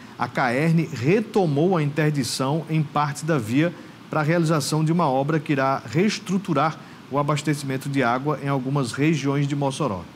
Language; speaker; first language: Portuguese; native; Portuguese